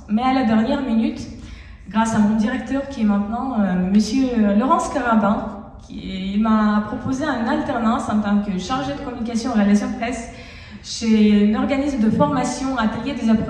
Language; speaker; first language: French; non-native, fluent; Russian